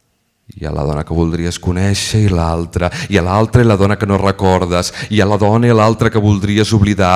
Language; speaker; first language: Catalan; native; Catalan